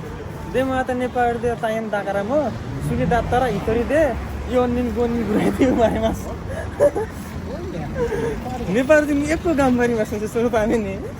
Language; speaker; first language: Japanese; non-native, learner; Nepali